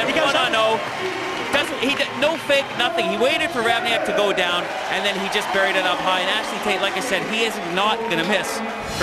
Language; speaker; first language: English; native; English